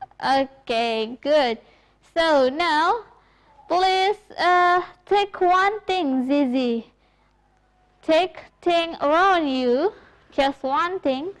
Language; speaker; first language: English; non-native, fluent; Indonesian